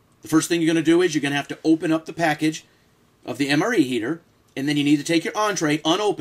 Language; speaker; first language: English; native; English